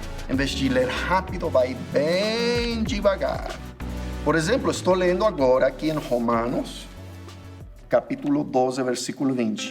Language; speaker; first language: Portuguese; non-native, fluent; English